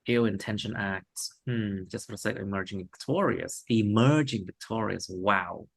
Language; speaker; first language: English; non-native, fluent; Vietnamese